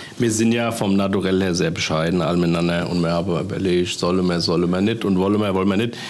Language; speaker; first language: German; native; German